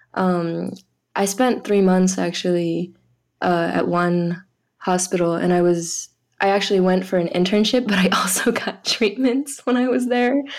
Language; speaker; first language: English; early bilingual, other home language; French